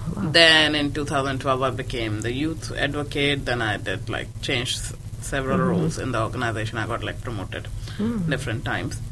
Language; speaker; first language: English; non-native, local second language; Hindi